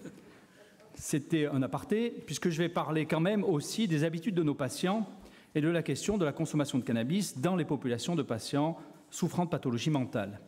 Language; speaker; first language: French; native; French